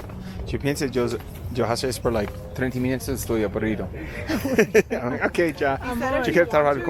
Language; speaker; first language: Spanish; non-native, learner; English